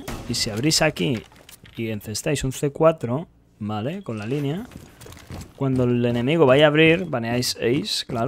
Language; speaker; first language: Spanish; native; Spanish